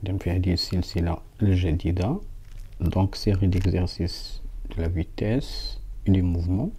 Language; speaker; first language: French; non-native, local second language; Arabic